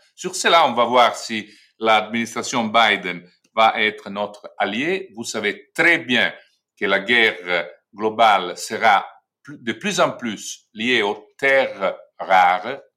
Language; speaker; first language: French; non-native, fluent; Italian